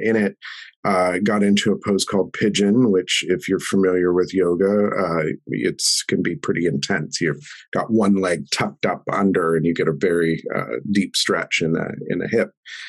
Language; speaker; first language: English; native; English